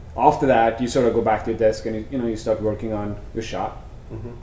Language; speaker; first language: English; non-native, fluent; Norwegian